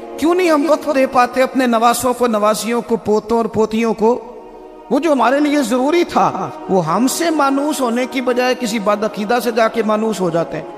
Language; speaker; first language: Urdu; non-native, local second language; Punjabi